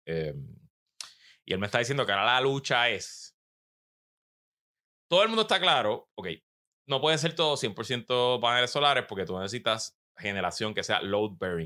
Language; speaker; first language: Spanish; native; Spanish